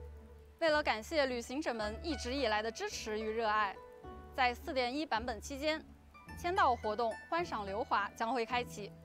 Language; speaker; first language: Chinese; native; Chinese